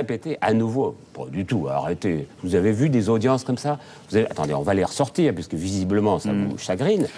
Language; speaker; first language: French; native; French